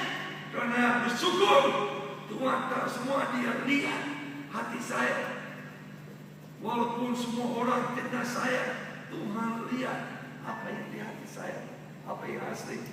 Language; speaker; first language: Indonesian; non-native, learner; English